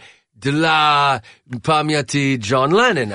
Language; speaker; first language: Russian; non-native, learner; English